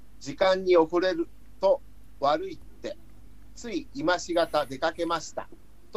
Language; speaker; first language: Japanese; non-native, learner; Chinese